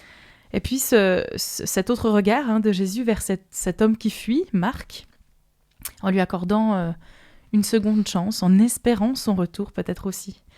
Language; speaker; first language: French; native; French